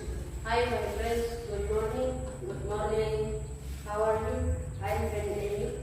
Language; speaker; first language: English; non-native, learner; Indonesian